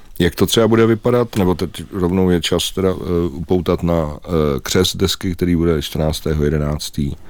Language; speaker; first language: Czech; native; Czech